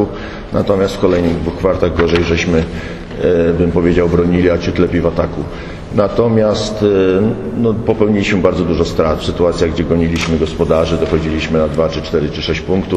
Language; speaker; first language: Polish; native; Polish